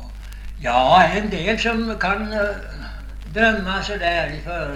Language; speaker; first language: Swedish; native; Swedish